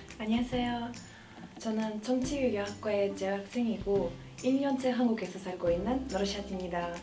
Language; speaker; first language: Korean; non-native, learner; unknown